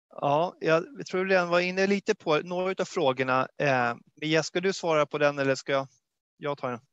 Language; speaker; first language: Swedish; native; Swedish